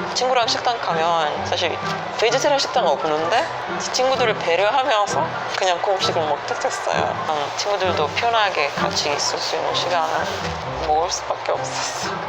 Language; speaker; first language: Korean; non-native, fluent; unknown